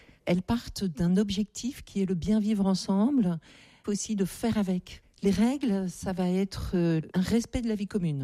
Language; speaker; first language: French; native; French